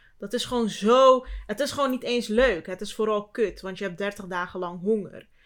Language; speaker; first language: Dutch; early bilingual, other home language; Turkish